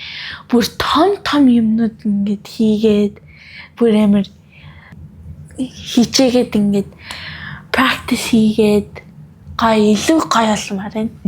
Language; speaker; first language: Mongolian; early bilingual, heritage; Mongolian